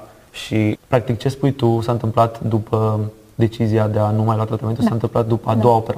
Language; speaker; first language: Romanian; native; Romanian